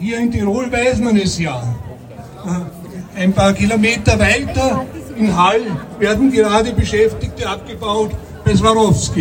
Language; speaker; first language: German; native; German